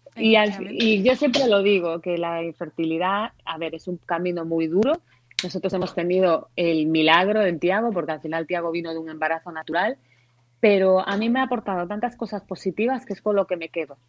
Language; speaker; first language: Spanish; native; Spanish